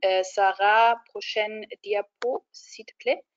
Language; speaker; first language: French; non-native, fluent; German